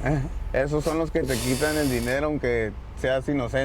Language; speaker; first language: Spanish; native; Spanish